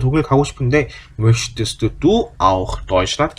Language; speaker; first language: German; non-native, fluent; Korean